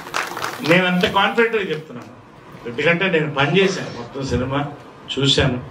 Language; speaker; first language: Telugu; native; Telugu